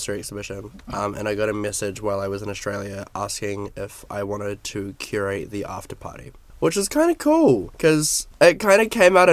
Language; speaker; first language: English; native; English